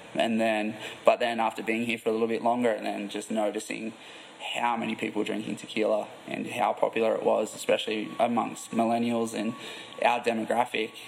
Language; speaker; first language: English; native; English